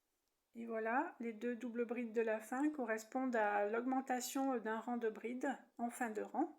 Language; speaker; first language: French; native; French